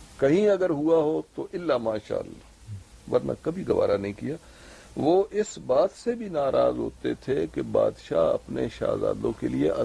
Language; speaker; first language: Urdu; native; Urdu